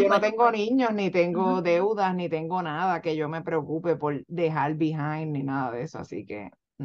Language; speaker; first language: Spanish; native; Spanish